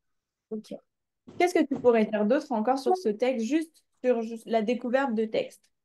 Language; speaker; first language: French; native; French